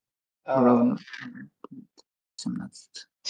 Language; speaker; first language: Russian; non-native, learner; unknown